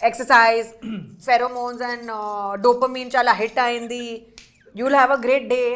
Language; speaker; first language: Telugu; non-native, learner; Hindi